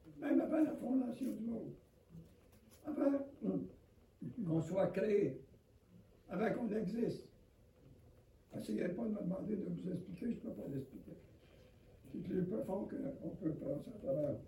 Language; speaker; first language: French; non-native, local second language; English